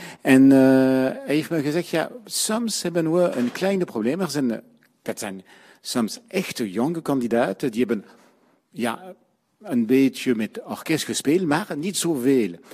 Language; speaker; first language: Dutch; non-native, learner; French